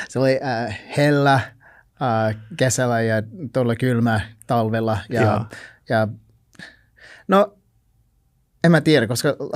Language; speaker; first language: Finnish; non-native, learner; English